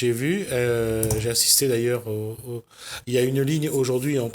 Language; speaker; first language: French; native; French